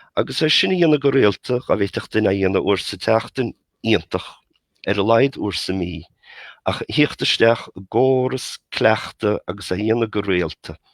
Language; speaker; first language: Irish; native; Irish